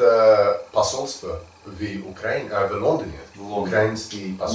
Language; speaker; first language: Russian; non-native, learner; English